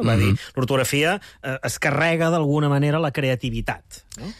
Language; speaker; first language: Catalan; native; Catalan